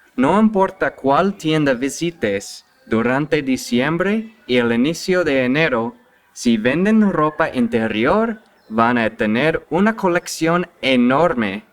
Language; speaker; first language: Spanish; non-native, fluent; English